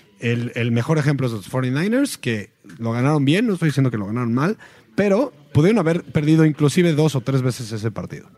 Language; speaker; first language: Spanish; native; Spanish